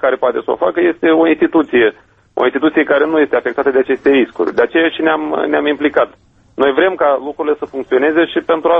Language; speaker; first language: Romanian; native; Romanian